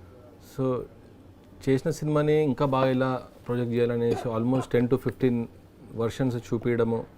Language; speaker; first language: Telugu; native; Telugu